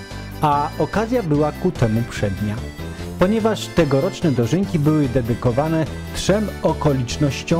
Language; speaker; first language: Polish; native; Polish